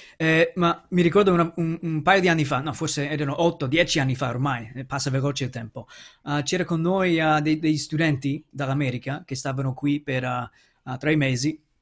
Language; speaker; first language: Italian; non-native, fluent; English